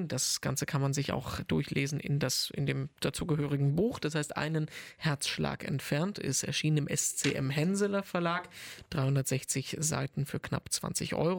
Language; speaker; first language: German; native; German